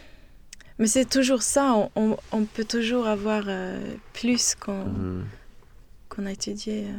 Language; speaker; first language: French; non-native, fluent; Swedish